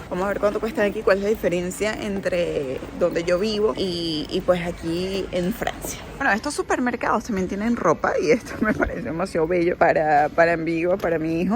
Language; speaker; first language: Spanish; native; Spanish